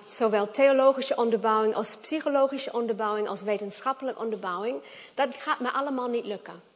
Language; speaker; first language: Dutch; non-native, fluent; English